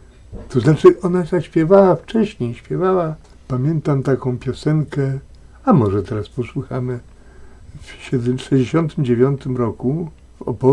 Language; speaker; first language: Polish; native; Polish